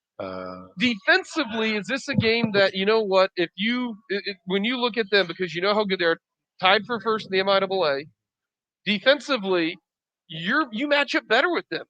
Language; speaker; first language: English; native; English